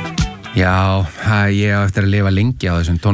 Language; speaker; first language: Icelandic; native; Icelandic